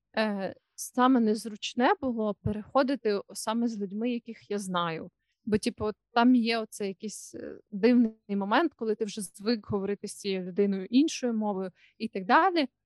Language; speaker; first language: Ukrainian; non-native, local second language; Russian